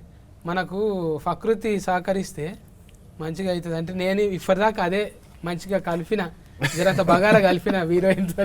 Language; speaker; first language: Telugu; native; Telugu